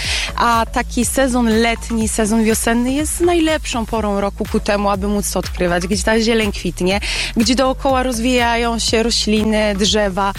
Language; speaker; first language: Polish; native; Polish